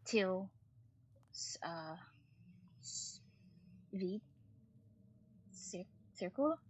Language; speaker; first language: Danish; non-native, learner; English